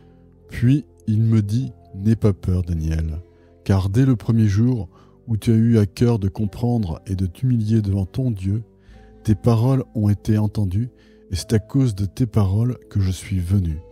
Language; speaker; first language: French; native; French